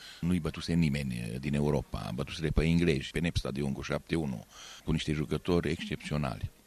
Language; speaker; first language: Romanian; non-native, local second language; Hungarian